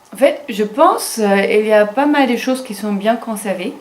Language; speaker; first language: French; non-native, fluent; German